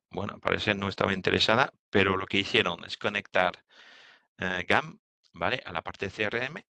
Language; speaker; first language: Spanish; non-native, fluent; French